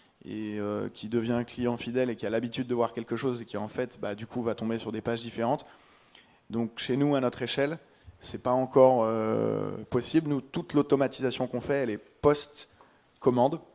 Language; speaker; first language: French; native; French